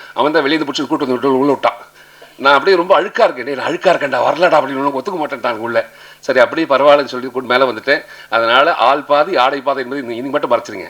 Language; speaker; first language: Tamil; native; Tamil